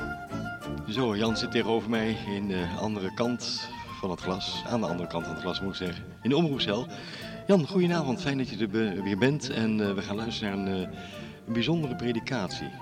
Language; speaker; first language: Dutch; native; Dutch